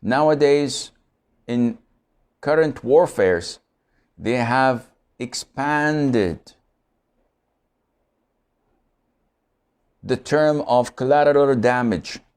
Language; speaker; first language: English; non-native, fluent; Arabic